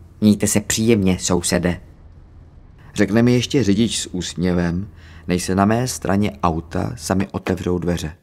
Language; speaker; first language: Czech; native; Czech